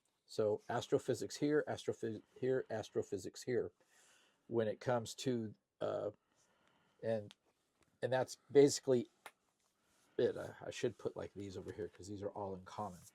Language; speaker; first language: English; native; English